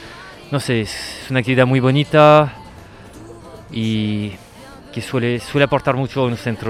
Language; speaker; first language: Spanish; non-native, fluent; French